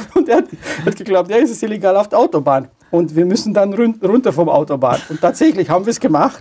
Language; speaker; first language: German; non-native, fluent; Romanian